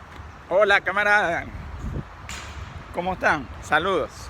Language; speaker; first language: Spanish; native; Spanish